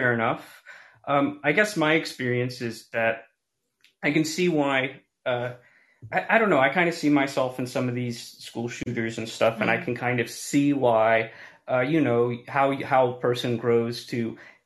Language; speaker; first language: English; native; English